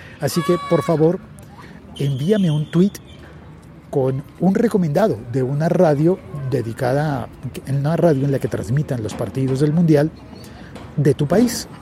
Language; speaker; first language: Spanish; native; Spanish